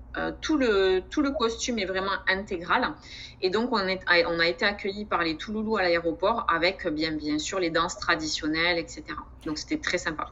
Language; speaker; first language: French; native; French